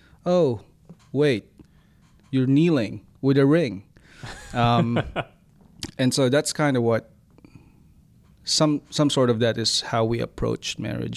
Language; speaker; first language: English; non-native, local second language; Waray